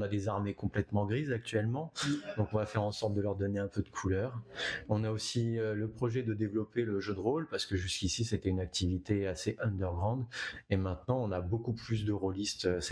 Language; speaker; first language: French; native; French